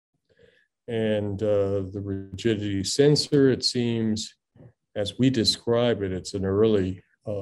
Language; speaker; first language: English; native; English